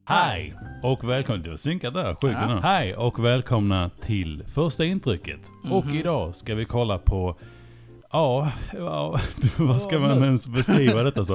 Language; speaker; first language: Swedish; native; Swedish